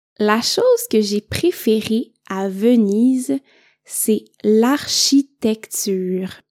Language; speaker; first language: French; native; French